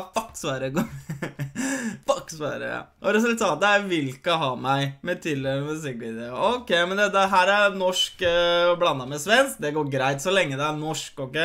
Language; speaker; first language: Norwegian; early bilingual, other home language; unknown